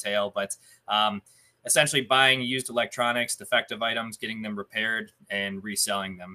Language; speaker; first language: English; native; English